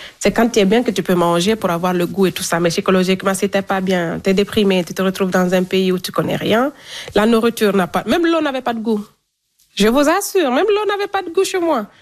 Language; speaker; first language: French; non-native, local second language; Fula